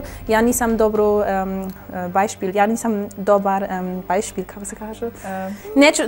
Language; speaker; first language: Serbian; early bilingual, heritage; German